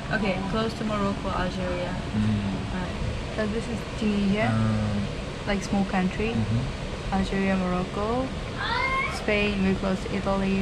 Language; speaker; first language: English; non-native, learner; Arabic